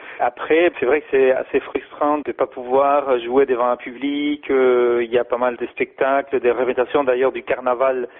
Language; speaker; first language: French; non-native, fluent; Spanish